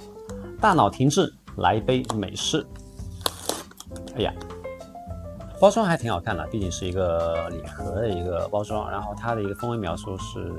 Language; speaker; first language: Chinese; native; Chinese